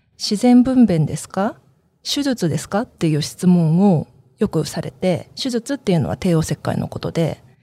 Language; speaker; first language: Japanese; early bilingual, other home language; Korean